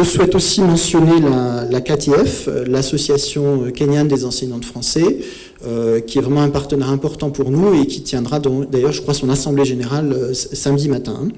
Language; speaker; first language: French; native; French